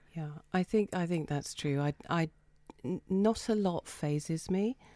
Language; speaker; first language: English; native; English